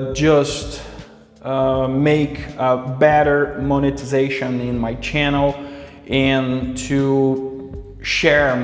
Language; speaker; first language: English; non-native, local second language; Portuguese